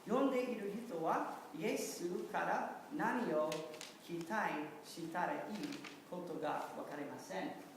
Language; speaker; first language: Japanese; non-native, learner; English